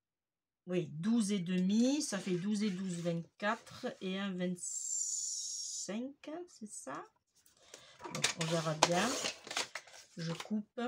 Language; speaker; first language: French; native; French